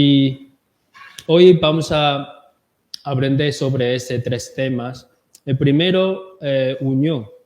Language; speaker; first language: Spanish; non-native, learner; Korean